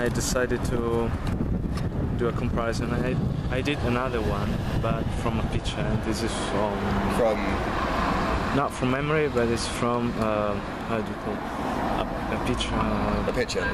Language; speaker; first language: English; non-native, fluent; Italian